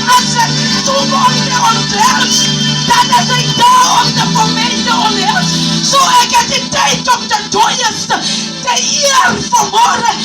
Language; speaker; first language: Afrikaans; non-native, local second language; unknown